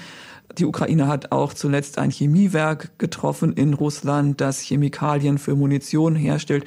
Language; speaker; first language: German; native; German